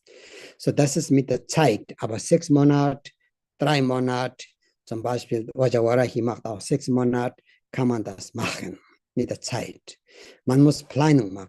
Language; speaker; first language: German; non-native, learner; Tibetan